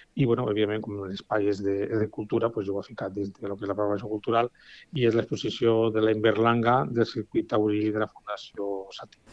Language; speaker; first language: Catalan; native; Catalan